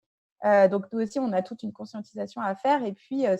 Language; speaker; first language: French; native; French